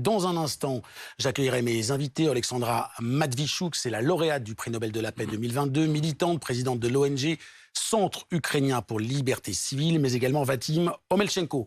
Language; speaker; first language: French; native; French